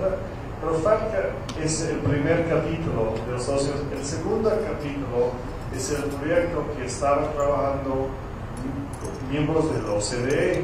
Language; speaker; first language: Spanish; non-native, fluent; English